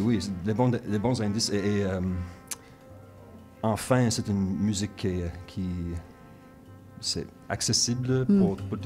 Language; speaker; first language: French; non-native, local second language; English